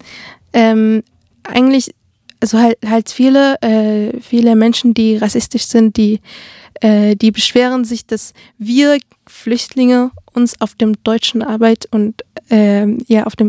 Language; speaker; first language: German; early bilingual, other home language; Arabic